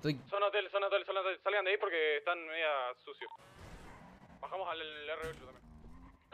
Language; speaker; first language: Spanish; native; Spanish